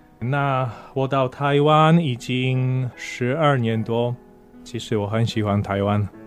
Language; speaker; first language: Chinese; non-native, fluent; Polish